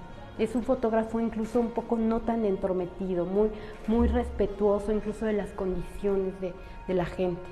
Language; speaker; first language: Spanish; native; Spanish